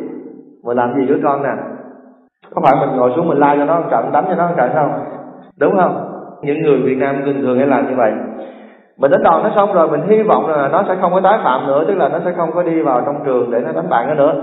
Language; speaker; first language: Vietnamese; native; Vietnamese